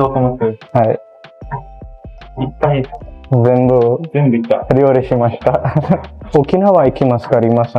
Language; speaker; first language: Japanese; non-native, learner; Telugu